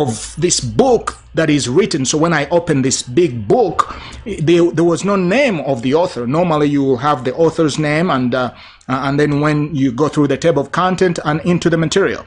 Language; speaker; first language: English; non-native, local second language; Ganda